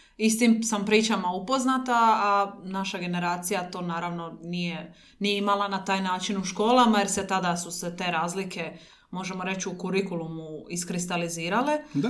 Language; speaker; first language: Croatian; native; Croatian